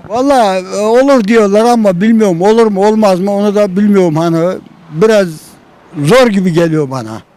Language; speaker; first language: Turkish; native; Turkish